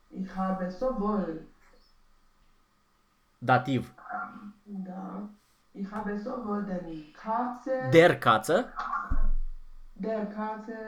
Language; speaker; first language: German; non-native, learner; Romanian